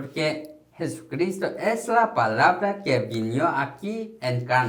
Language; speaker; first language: Spanish; non-native, learner; Korean